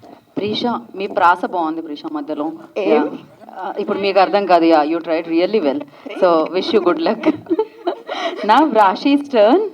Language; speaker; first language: Telugu; native; Telugu